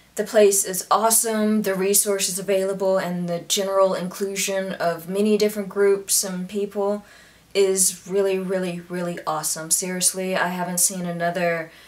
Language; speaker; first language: English; native; English